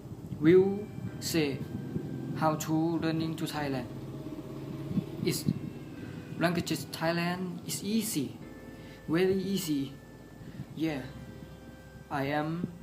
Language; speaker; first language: English; non-native, learner; Thai